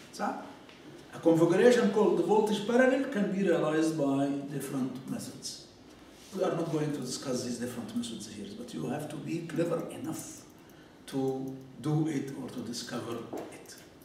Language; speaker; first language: English; non-native, fluent; Arabic